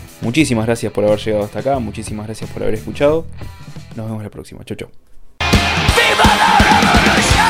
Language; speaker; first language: Spanish; native; Spanish